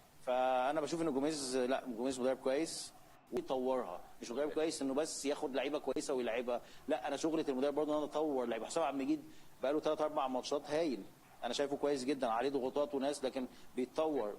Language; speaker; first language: Arabic; native; Arabic